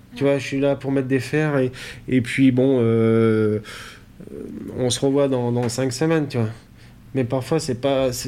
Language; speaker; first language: French; native; French